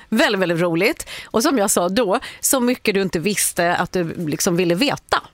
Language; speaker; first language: Swedish; native; Swedish